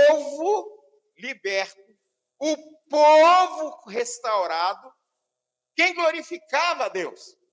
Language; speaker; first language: Portuguese; native; Portuguese